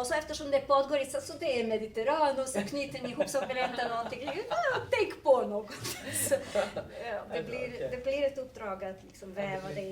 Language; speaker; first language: Swedish; non-native, fluent; Serbian